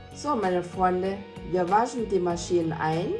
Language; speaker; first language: German; non-native, learner; Thai